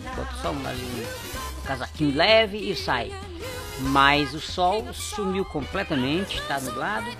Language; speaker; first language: Portuguese; native; Portuguese